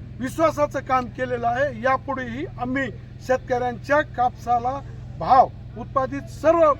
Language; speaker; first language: Marathi; native; Marathi